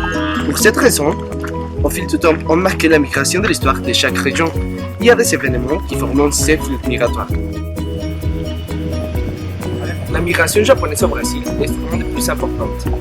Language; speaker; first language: French; non-native, learner; Spanish